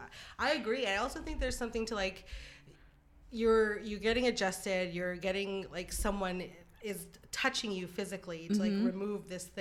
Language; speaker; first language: English; non-native, local second language; Filipino